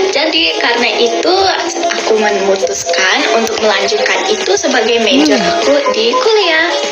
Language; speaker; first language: Indonesian; non-native, fluent; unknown